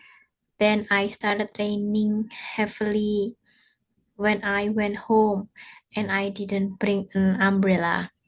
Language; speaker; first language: English; non-native, learner; Indonesian